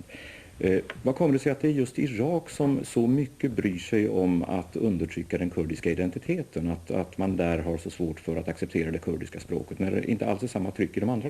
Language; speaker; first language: Swedish; native; Swedish